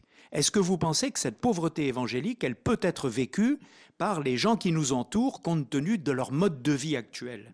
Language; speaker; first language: French; native; French